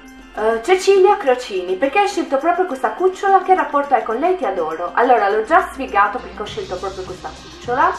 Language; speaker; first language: Italian; native; Italian